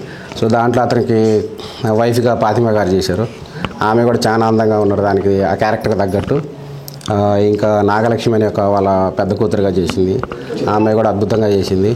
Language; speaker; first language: Telugu; native; Telugu